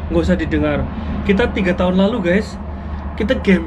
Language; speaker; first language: Indonesian; native; Indonesian